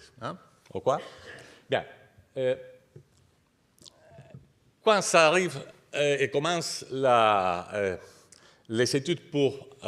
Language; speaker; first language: French; non-native, fluent; Spanish